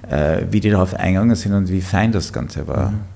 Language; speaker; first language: German; native; German